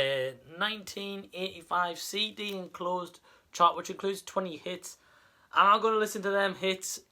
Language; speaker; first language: English; native; English